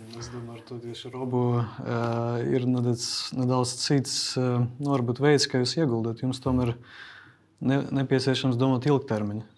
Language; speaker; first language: Latvian; non-native, local second language; Russian